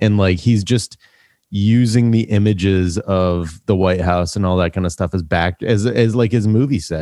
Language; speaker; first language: English; native; English